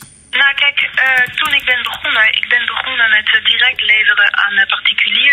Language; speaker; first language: Dutch; non-native, fluent; French